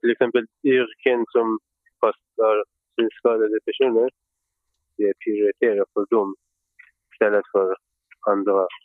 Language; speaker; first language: Swedish; non-native, fluent; Persian